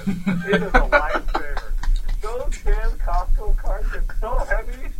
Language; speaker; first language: English; native; English